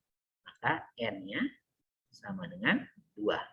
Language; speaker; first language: Indonesian; native; Indonesian